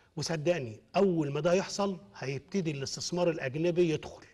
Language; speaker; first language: Arabic; native; Arabic